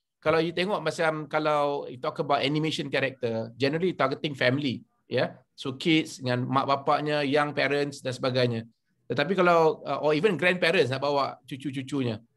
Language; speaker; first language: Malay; native; Malay